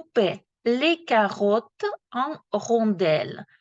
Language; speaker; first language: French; non-native, fluent; Ukrainian